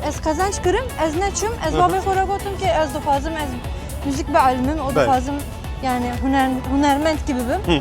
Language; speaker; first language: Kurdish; non-native, local second language; Turkish